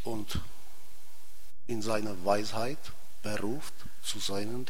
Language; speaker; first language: German; non-native, fluent; Czech